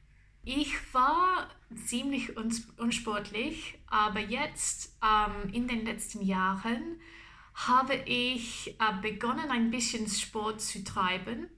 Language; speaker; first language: German; non-native, learner; English